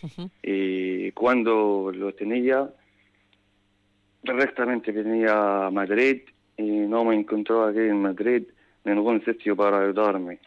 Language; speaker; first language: Spanish; non-native, learner; Arabic